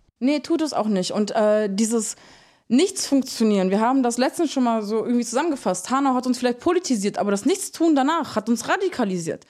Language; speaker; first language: German; early bilingual, other home language; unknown